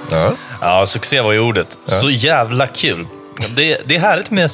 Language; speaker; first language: Swedish; native; Swedish